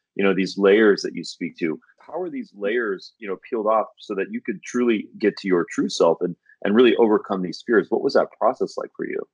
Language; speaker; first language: English; native; English